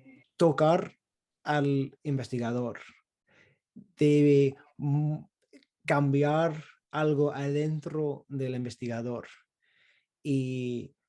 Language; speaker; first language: Spanish; non-native, fluent; English